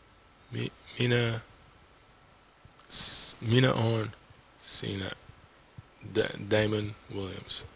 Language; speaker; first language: Finnish; non-native, learner; English